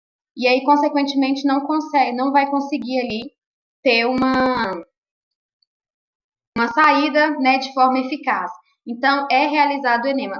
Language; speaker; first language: Portuguese; native; Portuguese